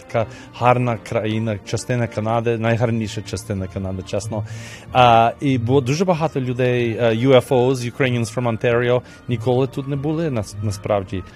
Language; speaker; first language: Ukrainian; early bilingual, heritage; Ukrainian